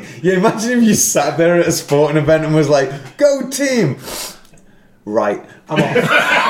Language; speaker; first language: English; native; English